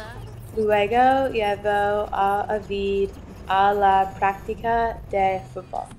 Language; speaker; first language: Spanish; non-native, learner; English